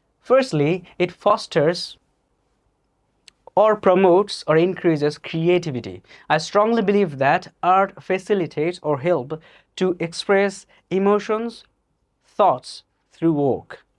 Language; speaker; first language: English; non-native, local second language; Bangla